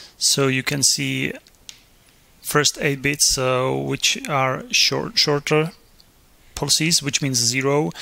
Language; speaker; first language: English; non-native, fluent; Czech